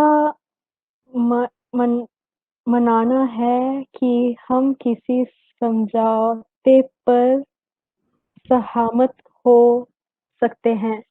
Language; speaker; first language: Hindi; non-native, learner; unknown